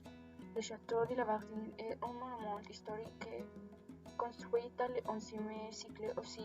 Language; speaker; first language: French; non-native, learner; Spanish